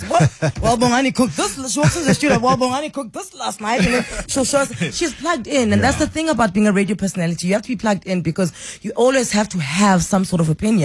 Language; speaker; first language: English; non-native, local second language; Xhosa